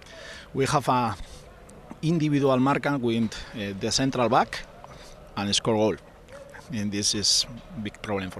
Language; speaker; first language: English; non-native, learner; Spanish